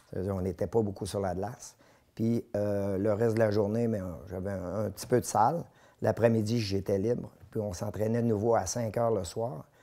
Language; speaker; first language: French; native; French